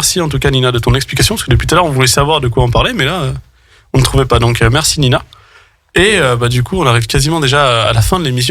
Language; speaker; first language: French; native; French